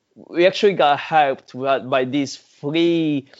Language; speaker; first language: English; non-native, fluent; Italian